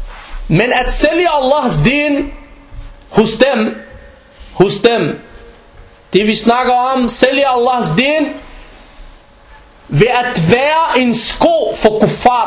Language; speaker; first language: Danish; non-native, fluent; Arabic